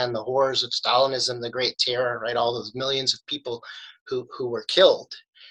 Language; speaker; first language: English; native; English